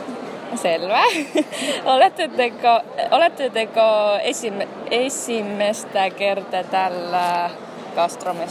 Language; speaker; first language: Finnish; non-native, learner; Estonian